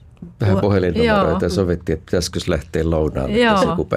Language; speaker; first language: Finnish; native; Finnish